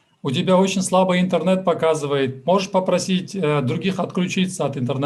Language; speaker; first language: Russian; native; Russian